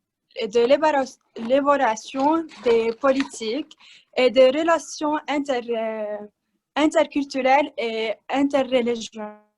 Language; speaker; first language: French; non-native, learner; Arabic